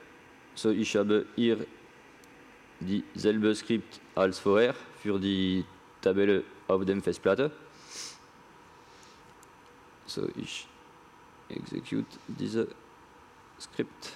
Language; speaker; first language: German; non-native, learner; French